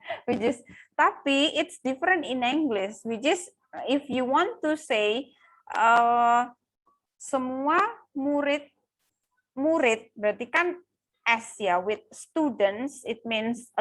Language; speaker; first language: English; non-native, local second language; Indonesian